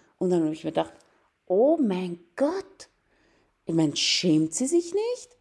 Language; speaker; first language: German; early bilingual, other home language; Persian